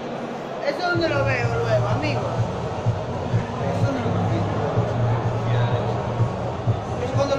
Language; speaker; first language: Spanish; native; Spanish